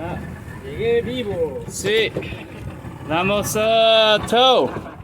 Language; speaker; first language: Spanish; non-native, learner; English